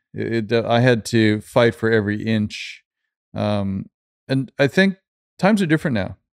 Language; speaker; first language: English; native; English